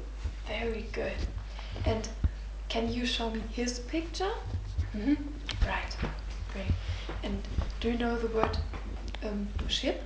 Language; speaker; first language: English; non-native, fluent; German